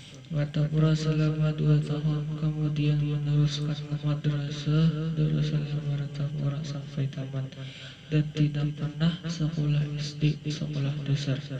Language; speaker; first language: Indonesian; native; Indonesian